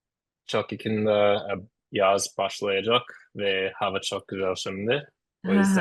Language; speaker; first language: Turkish; non-native, learner; English